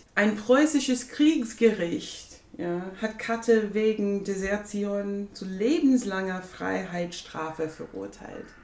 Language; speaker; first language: German; non-native, fluent; English